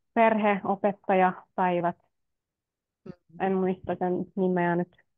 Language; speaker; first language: Finnish; non-native, fluent; Turkish